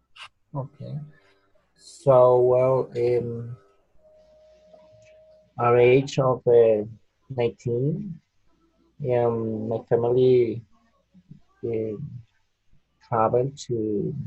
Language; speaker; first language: English; non-native, learner; Spanish